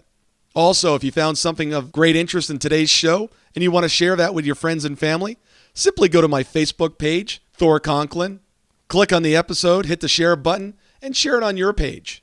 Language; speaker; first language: English; native; English